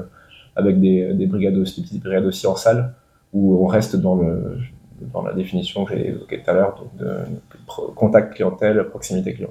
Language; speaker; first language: French; native; French